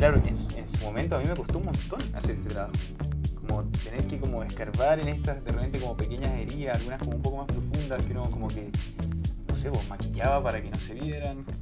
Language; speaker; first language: Spanish; native; Spanish